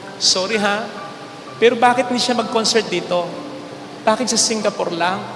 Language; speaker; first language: Filipino; native; Filipino